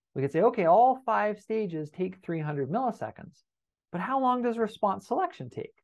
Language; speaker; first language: English; native; English